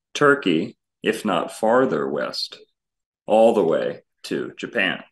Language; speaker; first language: English; native; English